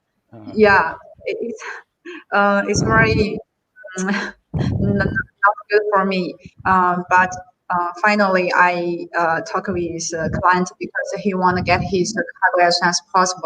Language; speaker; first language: English; non-native, learner; Chinese